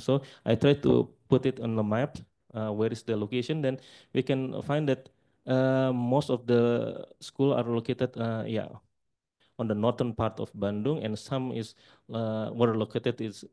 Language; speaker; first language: English; non-native, fluent; Indonesian